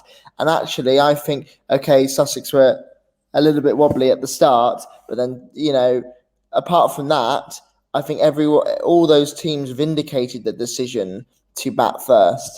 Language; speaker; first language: English; native; English